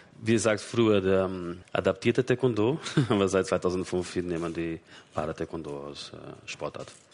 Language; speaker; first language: German; non-native, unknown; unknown